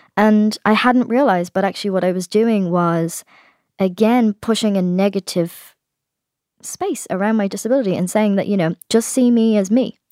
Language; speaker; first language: English; native; English